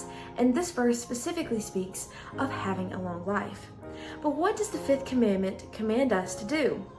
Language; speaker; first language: English; native; English